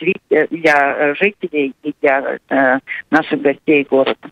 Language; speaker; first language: Russian; non-native, local second language; Latvian